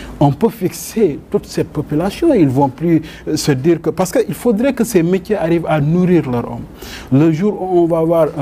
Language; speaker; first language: French; non-native, local second language; Wolof